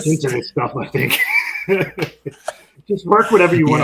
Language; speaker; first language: English; native; English